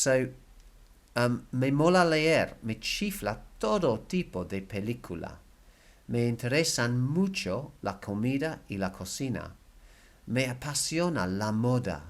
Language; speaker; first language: Spanish; non-native, fluent; English